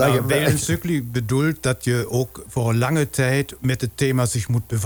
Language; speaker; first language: Dutch; non-native, fluent; German